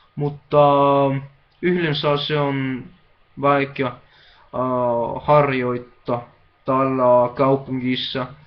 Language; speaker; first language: Finnish; non-native, learner; Spanish